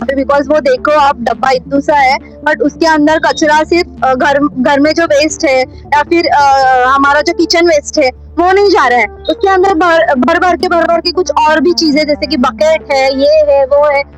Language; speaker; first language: Hindi; non-native, local second language; Marathi